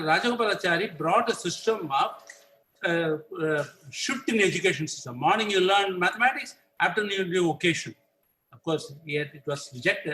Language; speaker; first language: English; non-native, local second language; Tamil